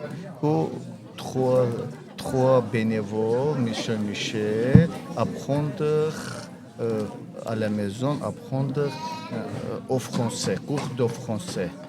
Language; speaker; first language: French; non-native, learner; Armenian